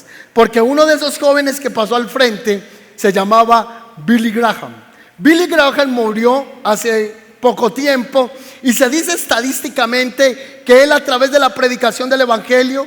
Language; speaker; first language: Spanish; native; Spanish